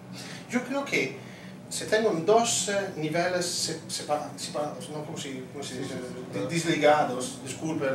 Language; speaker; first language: Spanish; non-native, fluent; Italian